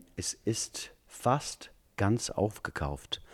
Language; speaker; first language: German; non-native, learner; English